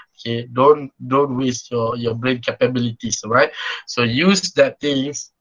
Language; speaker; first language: English; non-native, local second language; Malay